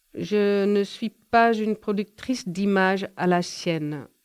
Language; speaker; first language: French; non-native, fluent; Dutch